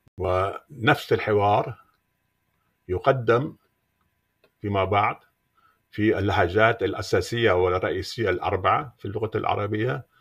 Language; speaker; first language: Arabic; non-native, fluent; German